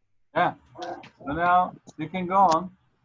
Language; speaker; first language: English; non-native, fluent; Arabic